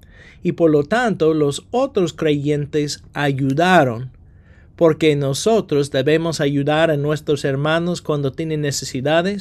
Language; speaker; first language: Spanish; non-native, fluent; English